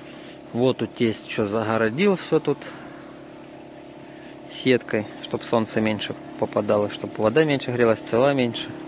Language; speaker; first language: Russian; native; Russian